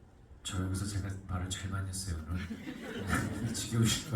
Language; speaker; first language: Korean; native; Korean